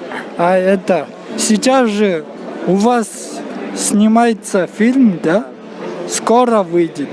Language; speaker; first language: Russian; non-native, local second language; Kyrgyz